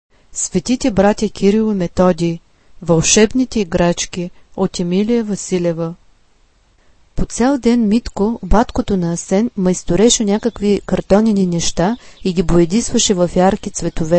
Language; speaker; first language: Bulgarian; native; Bulgarian